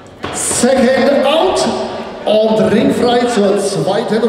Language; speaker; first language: German; native; German